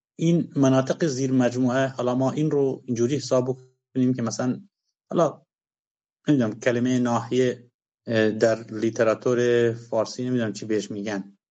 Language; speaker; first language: Persian; non-native, local second language; Kurdish